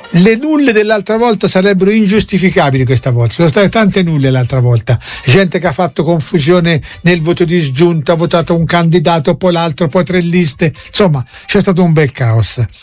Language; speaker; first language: Italian; native; Italian